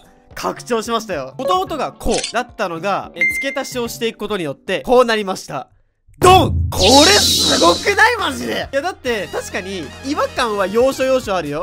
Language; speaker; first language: Japanese; native; Japanese